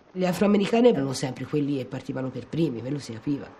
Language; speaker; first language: Italian; native; Italian